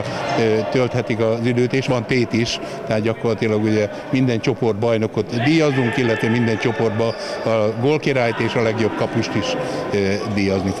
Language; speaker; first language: Hungarian; native; Hungarian